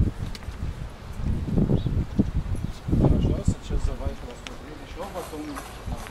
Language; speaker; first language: Russian; non-native, learner; Arabic